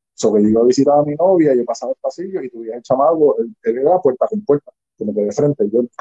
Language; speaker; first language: Spanish; native; Spanish